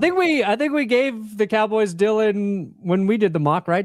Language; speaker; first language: English; native; English